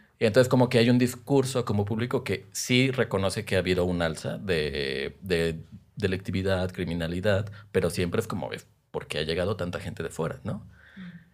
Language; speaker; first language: Spanish; native; Spanish